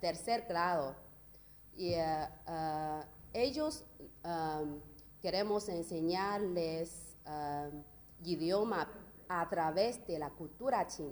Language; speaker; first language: Spanish; non-native, learner; Chinese